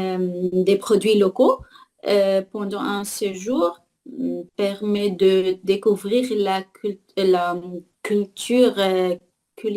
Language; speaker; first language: French; non-native, learner; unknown